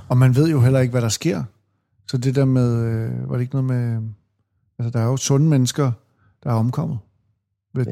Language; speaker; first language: Danish; native; Danish